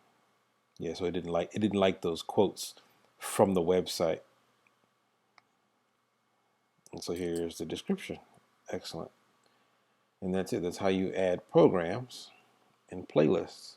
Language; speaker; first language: English; native; English